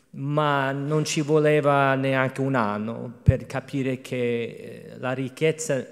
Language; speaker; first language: Italian; non-native, fluent; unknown